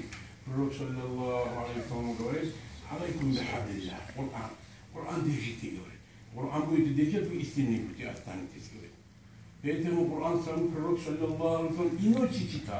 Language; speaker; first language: Russian; non-native, local second language; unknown